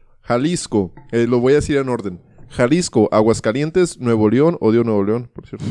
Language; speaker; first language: Spanish; early bilingual, heritage; Spanish